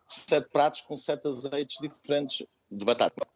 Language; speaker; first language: Portuguese; native; Portuguese